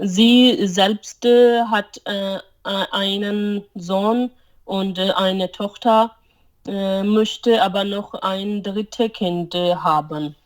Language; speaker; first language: German; non-native, learner; Urdu